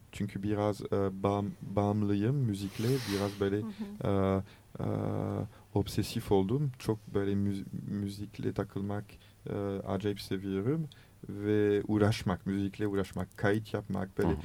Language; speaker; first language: Turkish; non-native, learner; French